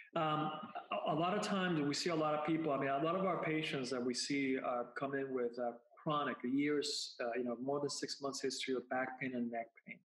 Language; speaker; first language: English; non-native, fluent; Spanish